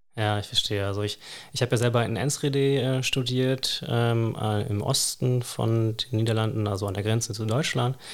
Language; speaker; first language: German; native; German